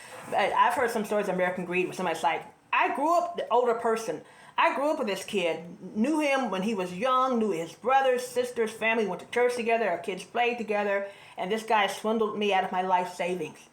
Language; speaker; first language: English; native; English